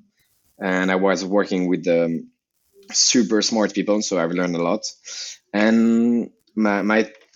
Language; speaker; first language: English; non-native, fluent; French